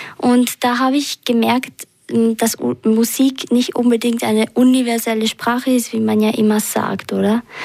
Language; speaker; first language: German; early bilingual, other home language; Albanian